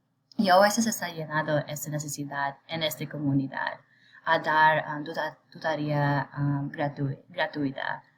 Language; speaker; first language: Spanish; non-native, learner; English